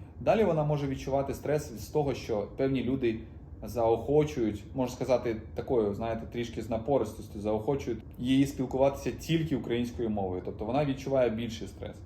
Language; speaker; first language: Ukrainian; non-native, local second language; Russian